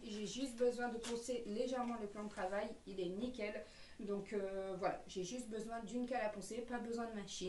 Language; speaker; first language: French; native; French